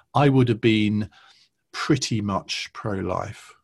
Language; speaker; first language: English; native; English